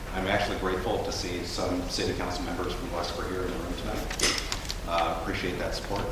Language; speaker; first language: English; native; English